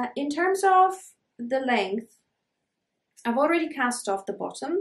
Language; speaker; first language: English; non-native, fluent; Polish